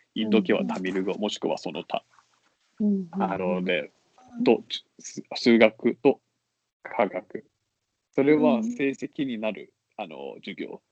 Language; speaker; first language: Japanese; non-native, fluent; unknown